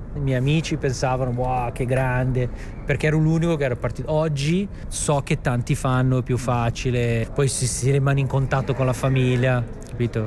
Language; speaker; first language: Italian; native; Italian